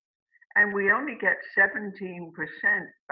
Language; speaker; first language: English; native; English